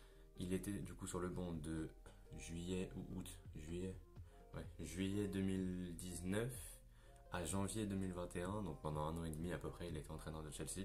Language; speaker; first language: French; native; French